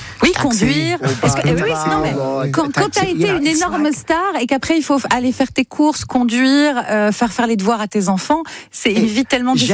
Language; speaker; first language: French; native; French